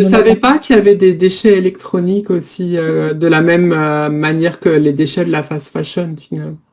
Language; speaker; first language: French; native; French